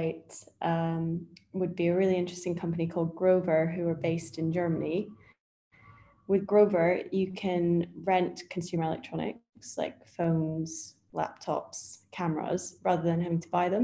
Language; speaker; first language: English; native; English